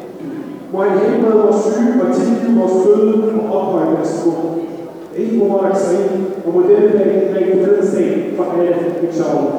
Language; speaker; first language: Danish; non-native, fluent; Arabic